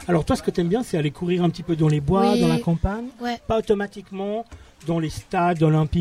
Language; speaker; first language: French; native; French